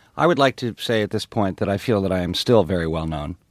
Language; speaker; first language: English; native; English